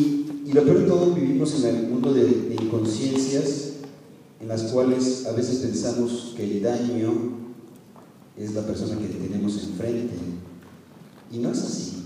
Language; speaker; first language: Spanish; native; Spanish